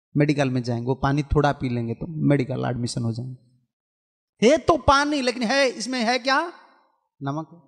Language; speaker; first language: Hindi; non-native, local second language; Odia